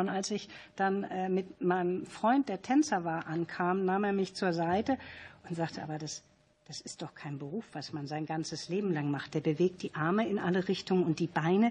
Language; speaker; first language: German; native; German